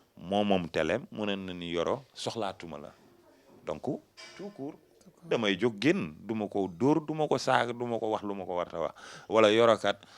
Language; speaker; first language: Wolof; non-native, local second language; Fula